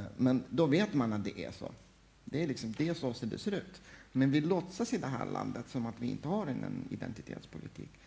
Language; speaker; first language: Swedish; non-native, fluent; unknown